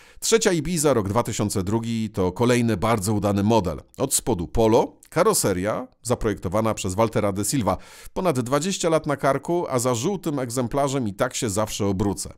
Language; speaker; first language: Polish; native; Polish